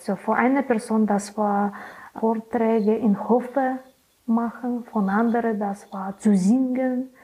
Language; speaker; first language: German; non-native, learner; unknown